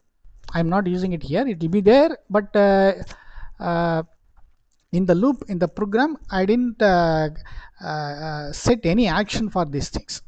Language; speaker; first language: English; non-native, local second language; Tamil